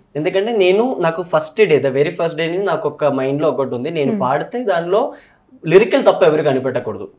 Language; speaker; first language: Telugu; non-native, local second language; Malayalam